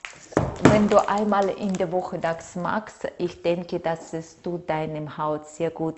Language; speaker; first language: German; non-native, fluent; Russian